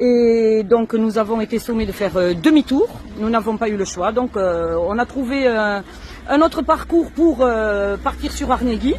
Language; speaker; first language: French; native; French